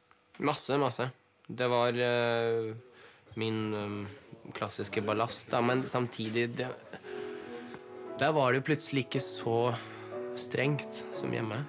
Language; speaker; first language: Norwegian; early bilingual, other home language; Russian